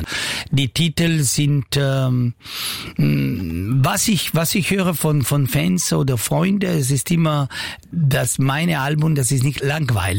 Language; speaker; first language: German; non-native, learner; Italian